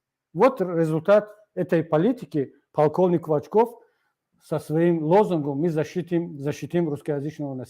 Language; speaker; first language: Russian; non-native, local second language; Tajik